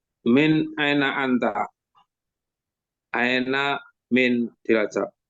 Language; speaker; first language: Arabic; non-native, learner; Indonesian